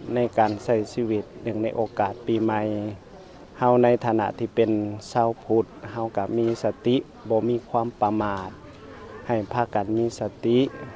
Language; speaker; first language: Lao; native; Lao